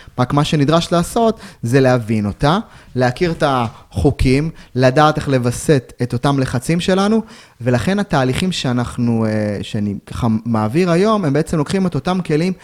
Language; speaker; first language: Hebrew; native; Hebrew